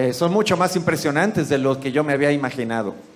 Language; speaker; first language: Spanish; native; Spanish